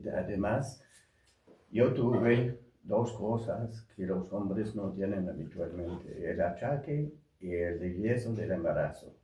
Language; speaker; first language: Spanish; non-native, fluent; French